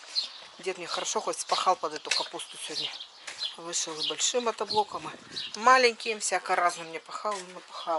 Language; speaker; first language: Russian; native; Russian